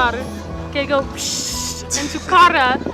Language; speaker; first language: Spanish; non-native, learner; English